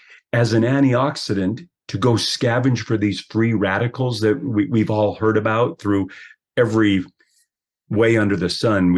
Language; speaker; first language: English; native; English